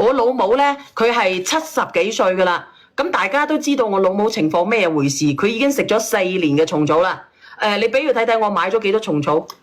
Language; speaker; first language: Cantonese; native; Cantonese